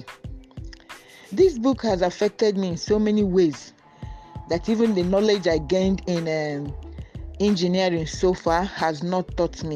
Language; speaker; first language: English; non-native, local second language; Igbo